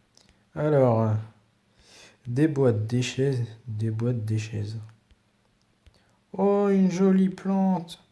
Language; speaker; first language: French; native; French